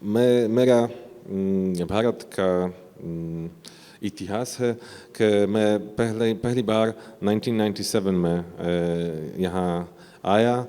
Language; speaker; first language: Hindi; non-native, learner; Polish